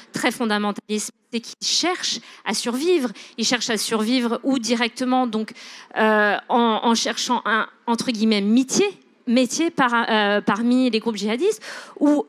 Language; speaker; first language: French; non-native, local second language; English